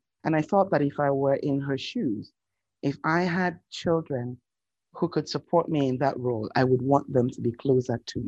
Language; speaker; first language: English; non-native, local second language; Yoruba